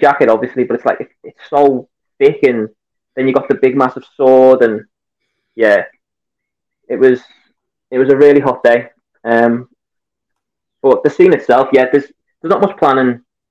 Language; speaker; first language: English; native; English